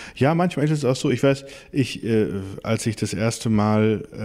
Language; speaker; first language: German; native; German